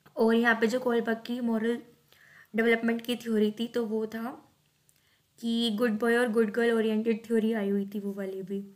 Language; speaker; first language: Hindi; native; Hindi